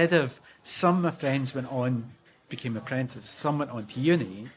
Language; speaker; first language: English; native; English